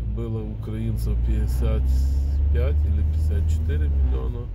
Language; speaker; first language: Russian; non-native, local second language; Ukrainian